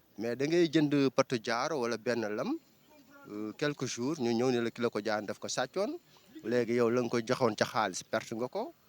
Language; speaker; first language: Wolof; native; Wolof